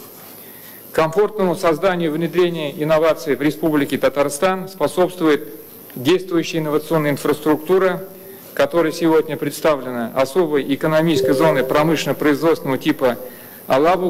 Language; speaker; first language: Russian; native; Russian